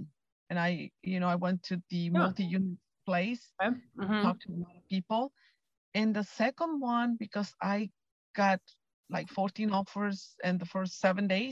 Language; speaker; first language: English; non-native, fluent; Spanish